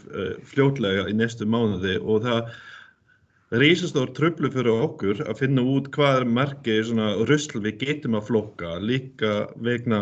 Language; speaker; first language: Icelandic; non-native, learner; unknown